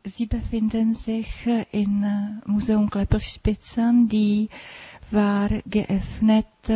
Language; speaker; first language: German; non-native, learner; Czech